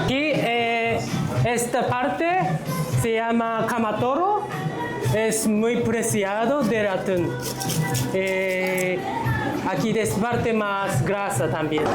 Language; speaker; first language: Spanish; non-native, fluent; Japanese